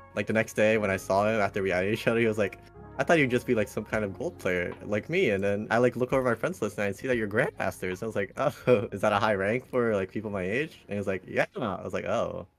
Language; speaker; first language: English; native; English